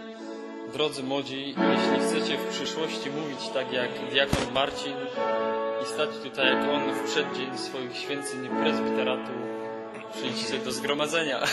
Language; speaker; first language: Polish; native; Polish